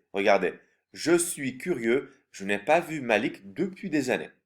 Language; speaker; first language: French; non-native, fluent; Turkish